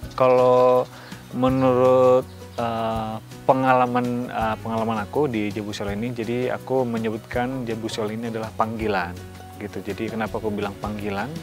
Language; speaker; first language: Indonesian; native; Indonesian